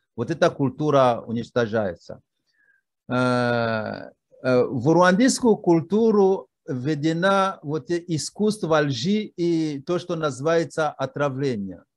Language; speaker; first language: Russian; non-native, fluent; Kinyarwanda